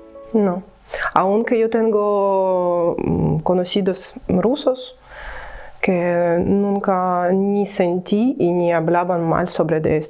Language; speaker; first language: Spanish; non-native, learner; Ukrainian